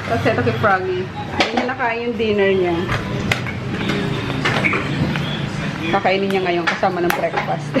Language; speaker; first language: Filipino; native; Filipino